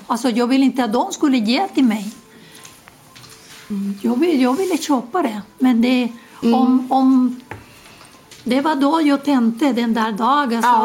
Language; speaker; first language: Swedish; non-native, fluent; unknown